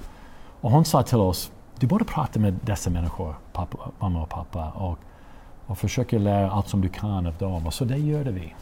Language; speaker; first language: Swedish; non-native, fluent; English